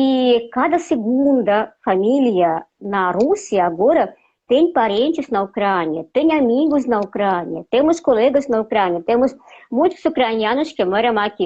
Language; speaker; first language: Portuguese; non-native, fluent; Russian